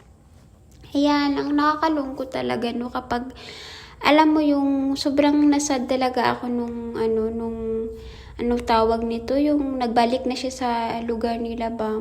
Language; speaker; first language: Filipino; non-native, local second language; Hiligaynon